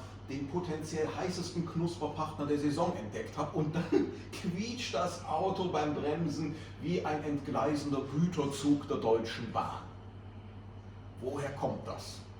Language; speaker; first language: German; native; German